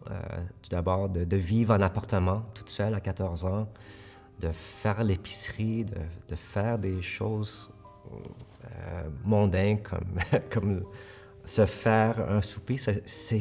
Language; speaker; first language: French; early bilingual, other home language; Korean